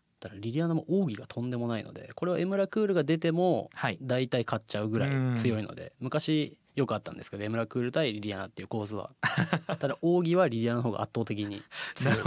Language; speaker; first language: Japanese; native; Japanese